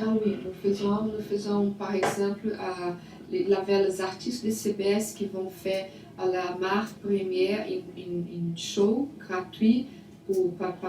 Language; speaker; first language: French; non-native, learner; Portuguese